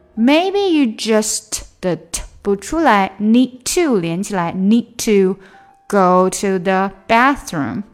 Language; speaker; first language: English; non-native, fluent; Chinese